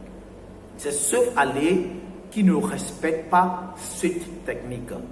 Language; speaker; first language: French; non-native, fluent; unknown